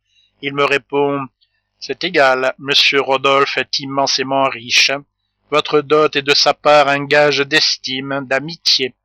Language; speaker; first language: French; native; French